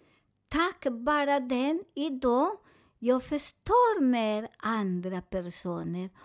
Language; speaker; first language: Swedish; non-native, learner; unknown